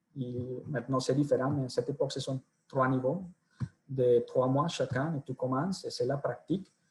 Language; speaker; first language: French; non-native, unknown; Spanish